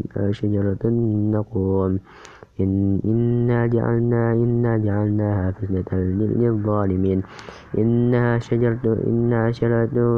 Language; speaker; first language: Arabic; non-native, learner; Indonesian